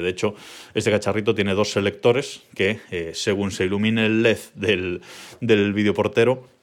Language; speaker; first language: Spanish; native; Spanish